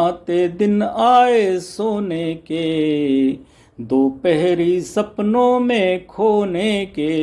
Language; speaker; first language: Hindi; native; Hindi